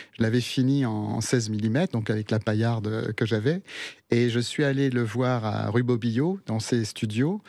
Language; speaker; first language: French; early bilingual, other home language; Spanish